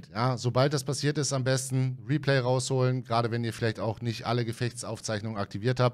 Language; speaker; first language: German; native; German